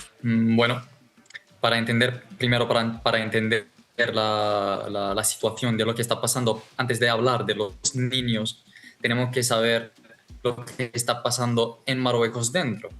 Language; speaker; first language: Spanish; non-native, fluent; Arabic